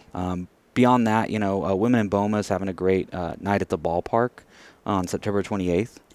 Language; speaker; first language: English; native; English